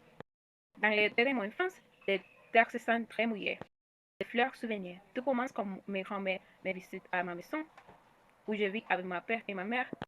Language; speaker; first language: French; non-native, learner; Spanish